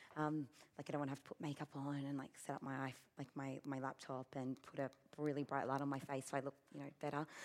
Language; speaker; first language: English; native; English